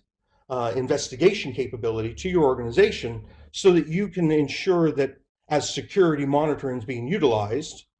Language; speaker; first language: English; native; English